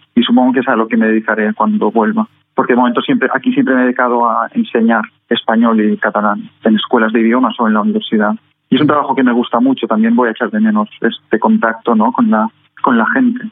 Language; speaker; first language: Spanish; non-native, fluent; Catalan